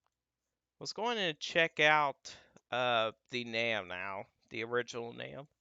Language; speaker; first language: English; native; English